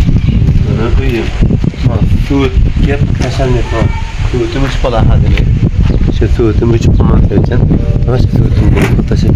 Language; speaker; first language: Turkish; non-native, learner; Uzbek